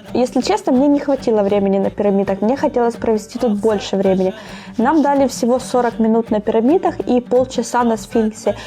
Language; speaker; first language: Russian; native; Russian